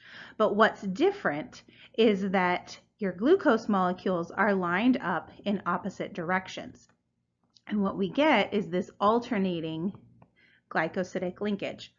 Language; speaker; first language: English; native; English